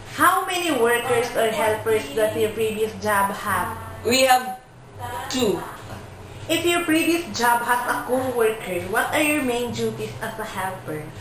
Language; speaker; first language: English; non-native, local second language; Cebuano